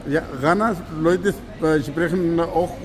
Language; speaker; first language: German; non-native, learner; Urdu